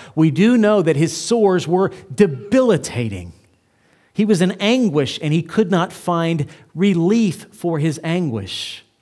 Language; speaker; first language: English; native; English